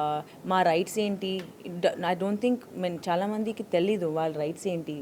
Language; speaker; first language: Telugu; non-native, fluent; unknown